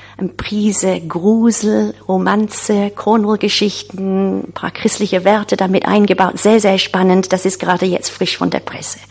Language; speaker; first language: German; non-native, fluent; English